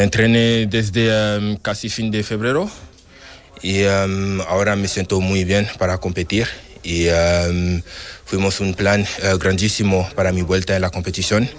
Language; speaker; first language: Spanish; non-native, learner; French